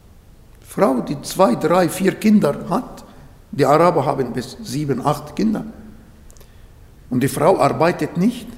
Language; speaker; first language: German; non-native, learner; Arabic